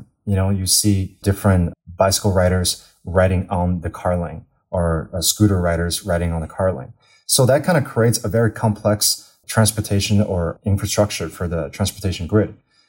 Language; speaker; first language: English; native; English